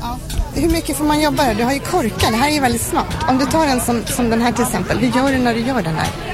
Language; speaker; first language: Swedish; native; Swedish